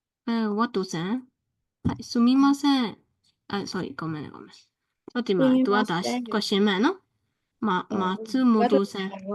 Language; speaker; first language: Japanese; non-native, fluent; Burmese